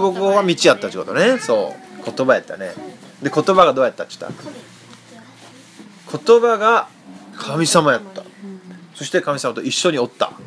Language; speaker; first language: Japanese; native; Japanese